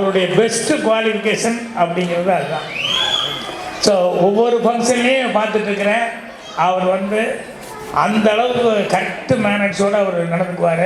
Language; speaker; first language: Tamil; native; Tamil